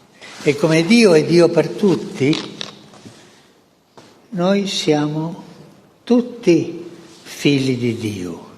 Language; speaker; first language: Italian; non-native, fluent; Spanish